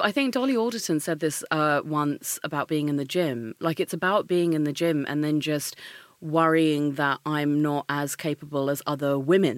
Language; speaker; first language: English; native; English